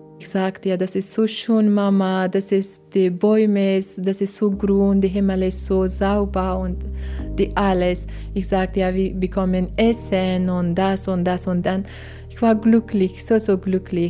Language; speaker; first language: German; non-native, learner; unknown